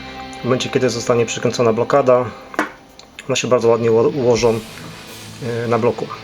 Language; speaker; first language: Polish; native; Polish